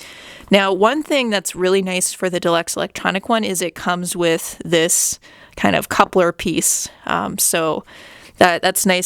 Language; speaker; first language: English; native; English